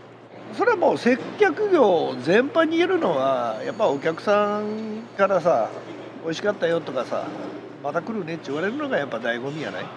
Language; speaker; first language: Japanese; native; Japanese